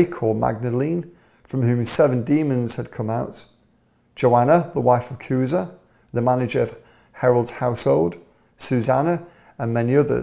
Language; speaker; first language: English; native; English